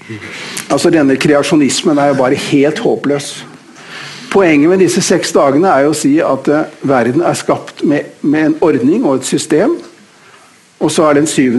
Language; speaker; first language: Norwegian; native; Norwegian